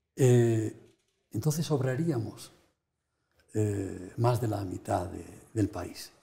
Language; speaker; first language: Spanish; native; Spanish